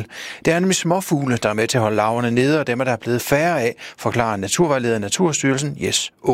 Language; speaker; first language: Danish; native; Danish